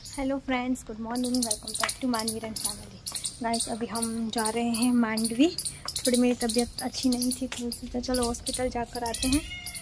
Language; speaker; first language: Hindi; non-native, local second language; Gujarati